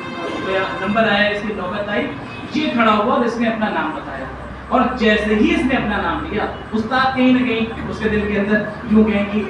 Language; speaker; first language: Urdu; native; Urdu